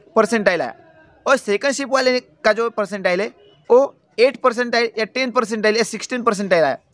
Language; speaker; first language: Hindi; non-native, local second language; Marathi